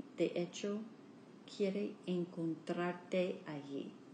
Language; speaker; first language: Spanish; non-native, learner; English